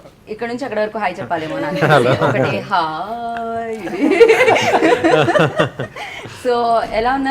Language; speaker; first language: Telugu; native; Telugu